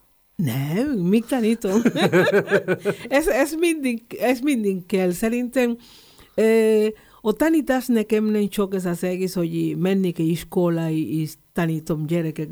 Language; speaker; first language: Hungarian; non-native, learner; Spanish